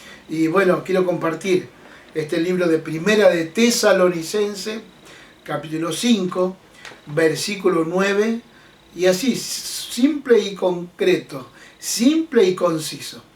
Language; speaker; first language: Spanish; native; Spanish